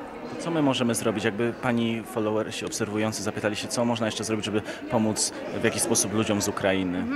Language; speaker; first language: Polish; native; Polish